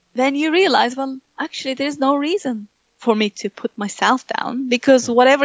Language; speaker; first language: English; non-native, fluent; Turkish